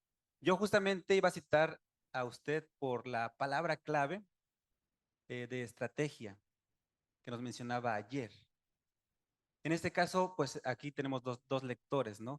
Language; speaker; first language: Spanish; native; Spanish